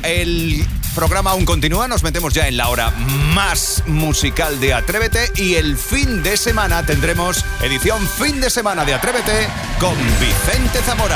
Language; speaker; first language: Spanish; native; Spanish